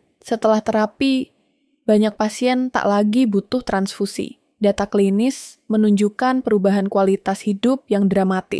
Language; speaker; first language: Indonesian; native; Indonesian